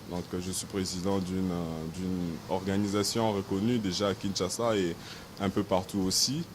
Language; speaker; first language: French; non-native, local second language; Lingala